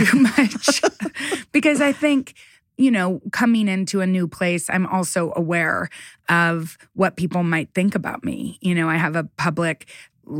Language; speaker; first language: English; native; English